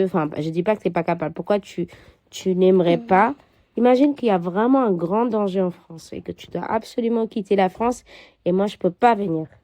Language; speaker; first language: French; non-native, fluent; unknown